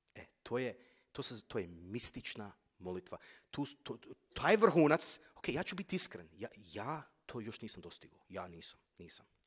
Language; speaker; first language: Croatian; early bilingual, heritage; Croatian